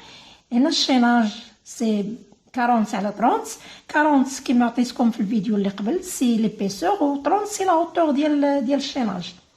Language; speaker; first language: Arabic; native; Arabic